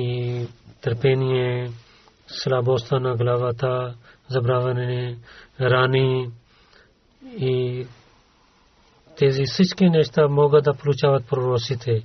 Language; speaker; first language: Bulgarian; non-native, learner; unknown